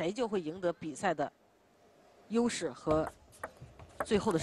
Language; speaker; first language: Chinese; native; Chinese